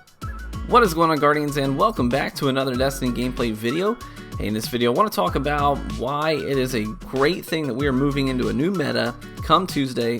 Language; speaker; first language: English; native; English